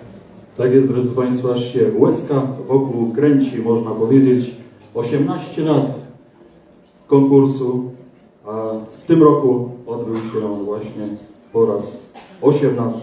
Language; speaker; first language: Polish; native; Polish